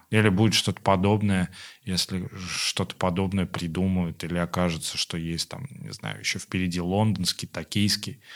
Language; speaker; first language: Russian; non-native, local second language; Armenian